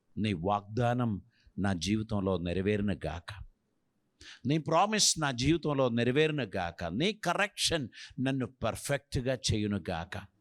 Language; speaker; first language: Telugu; non-native, fluent; Malayalam